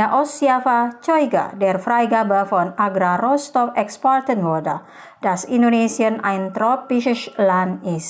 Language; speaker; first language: German; non-native, fluent; Indonesian